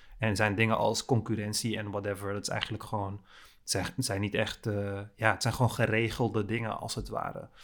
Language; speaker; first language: Dutch; early bilingual, other home language; Turkish